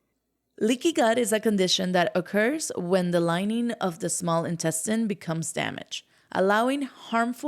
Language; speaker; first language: English; non-native, fluent; Spanish